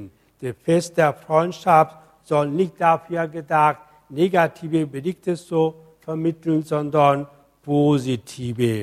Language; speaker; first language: German; non-native, fluent; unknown